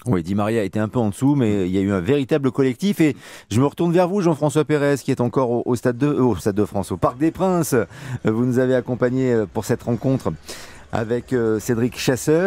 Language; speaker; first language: French; native; French